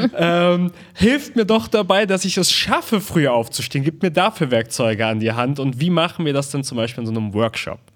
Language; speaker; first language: German; early bilingual, other home language; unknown